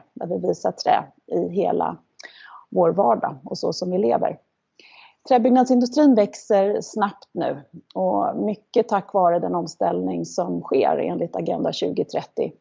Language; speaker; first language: Swedish; native; Swedish